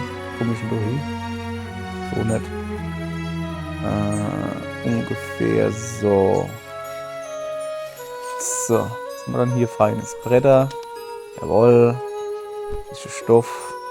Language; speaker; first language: German; native; German